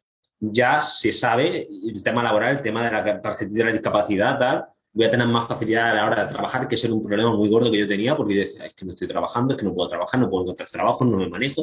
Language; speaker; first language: Spanish; native; Spanish